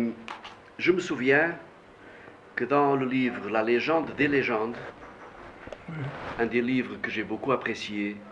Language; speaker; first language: French; non-native, fluent; Portuguese